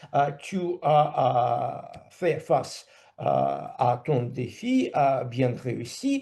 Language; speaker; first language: French; non-native, fluent; Russian